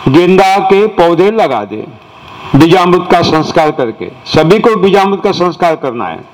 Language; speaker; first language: Hindi; non-native, local second language; Marathi